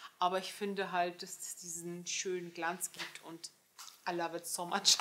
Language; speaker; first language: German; early bilingual, other home language; Turkish